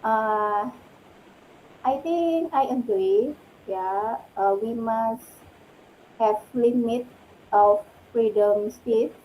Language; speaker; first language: English; non-native, learner; Indonesian